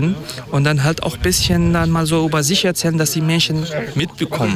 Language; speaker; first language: German; non-native, fluent; Kurdish